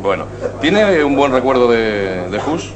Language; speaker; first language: Spanish; native; Spanish